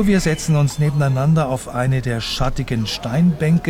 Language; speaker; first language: German; native; German